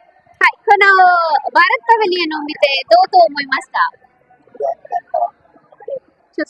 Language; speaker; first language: Japanese; non-native, fluent; Marathi